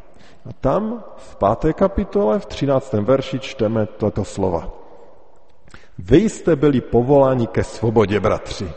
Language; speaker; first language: Czech; native; Czech